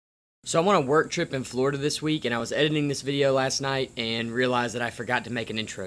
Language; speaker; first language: English; native; English